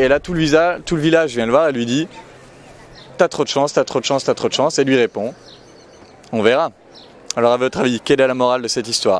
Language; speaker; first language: French; native; French